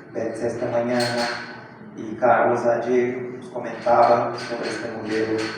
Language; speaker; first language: Spanish; non-native, fluent; Portuguese